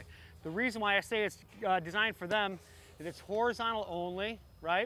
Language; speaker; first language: English; native; English